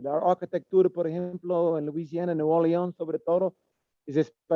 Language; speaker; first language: Spanish; non-native, learner; English